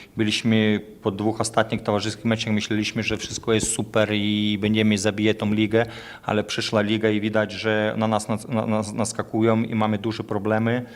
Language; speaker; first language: Polish; non-native, fluent; Lithuanian